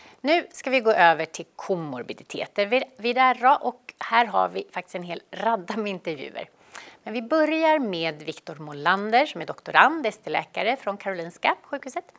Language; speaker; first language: Swedish; native; Swedish